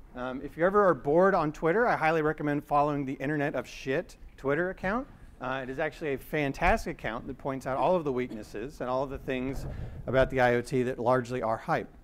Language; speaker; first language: English; native; English